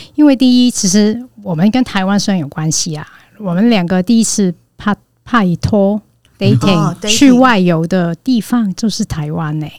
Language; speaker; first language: Chinese; non-native, fluent; Cantonese